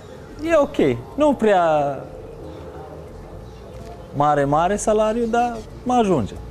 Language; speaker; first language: Romanian; non-native, learner; Arabic